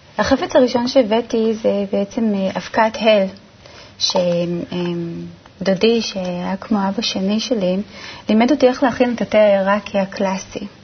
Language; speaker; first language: Hebrew; native; Hebrew